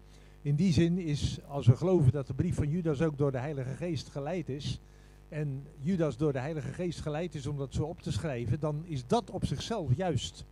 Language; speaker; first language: Dutch; native; Dutch